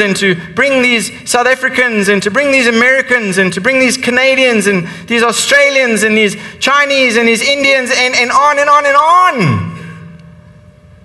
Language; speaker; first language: English; native; English